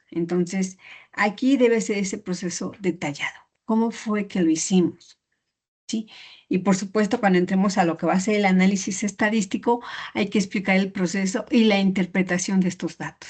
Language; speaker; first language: Spanish; native; Spanish